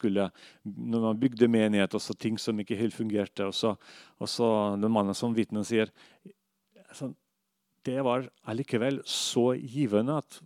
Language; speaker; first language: Norwegian; non-native, fluent; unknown